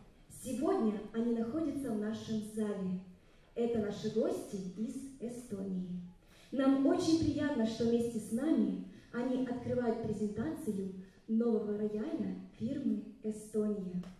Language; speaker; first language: Russian; native; Russian